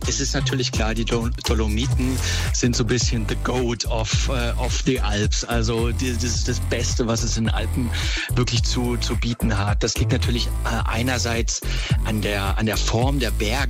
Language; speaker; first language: German; native; German